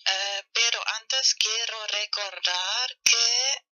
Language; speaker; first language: Spanish; non-native, fluent; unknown